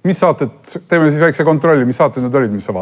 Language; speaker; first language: Estonian; native; Estonian